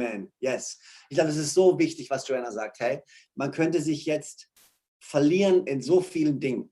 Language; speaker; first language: German; native; German